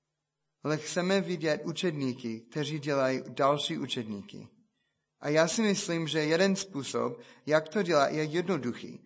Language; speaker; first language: Czech; non-native, fluent; English